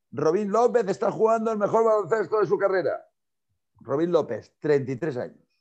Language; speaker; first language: Spanish; non-native, local second language; Catalan